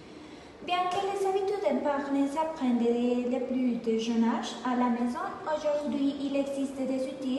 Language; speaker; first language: French; non-native, learner; Spanish